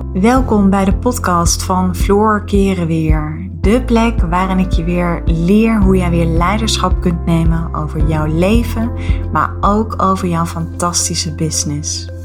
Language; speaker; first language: Dutch; native; Dutch